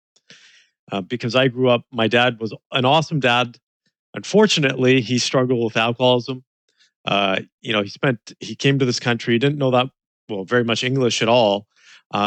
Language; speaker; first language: English; native; English